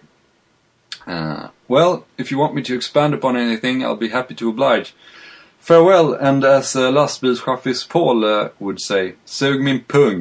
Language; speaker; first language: English; non-native, fluent; Swedish